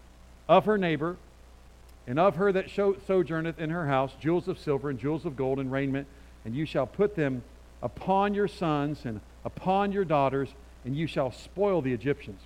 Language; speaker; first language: English; native; English